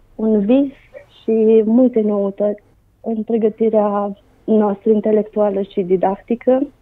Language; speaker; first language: Romanian; native; Romanian